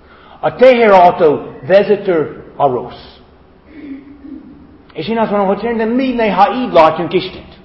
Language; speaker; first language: Hungarian; non-native, fluent; English